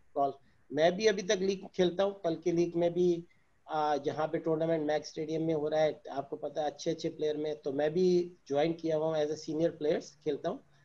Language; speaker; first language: Urdu; native; Urdu